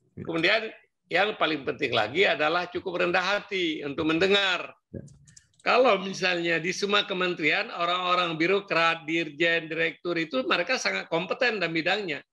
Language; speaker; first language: Indonesian; non-native, local second language; Achinese